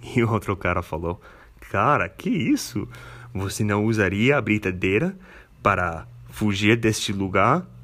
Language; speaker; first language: Portuguese; non-native, fluent; English